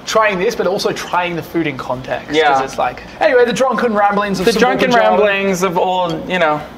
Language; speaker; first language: English; native; English